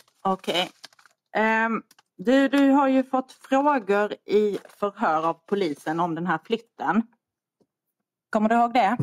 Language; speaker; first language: Swedish; native; Swedish